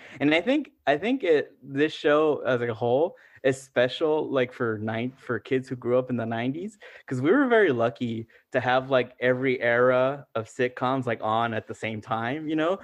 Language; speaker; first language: English; early bilingual, other home language; Spanish